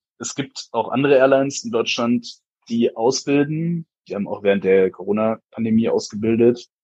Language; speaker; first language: German; native; German